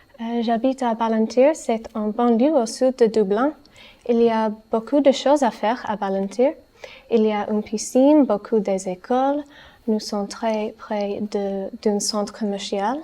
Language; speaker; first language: French; non-native, learner; English